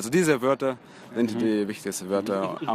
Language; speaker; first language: German; non-native, fluent; Portuguese